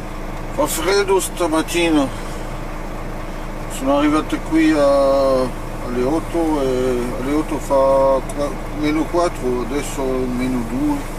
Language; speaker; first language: Italian; non-native, fluent; French